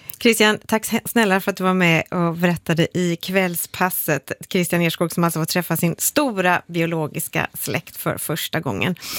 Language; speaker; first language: Swedish; native; Swedish